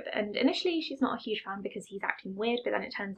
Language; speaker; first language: English; native; English